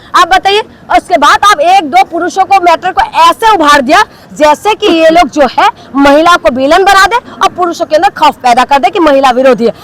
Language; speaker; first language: Hindi; non-native, local second language; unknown